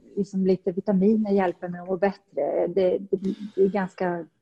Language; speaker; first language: Swedish; native; Swedish